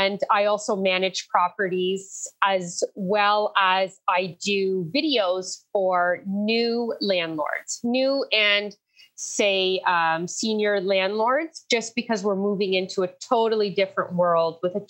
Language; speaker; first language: English; native; English